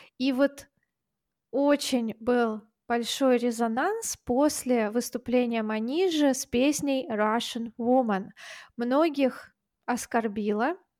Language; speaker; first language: Russian; native; Russian